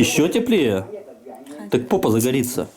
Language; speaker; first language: Russian; native; Russian